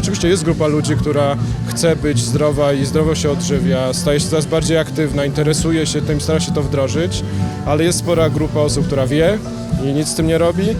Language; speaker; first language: Polish; native; Polish